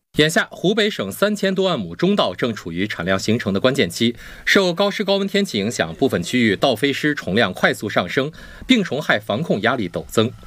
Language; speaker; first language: Chinese; native; Chinese